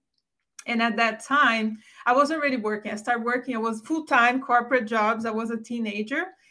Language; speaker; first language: English; non-native, fluent; Portuguese